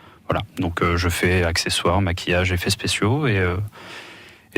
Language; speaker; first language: French; native; French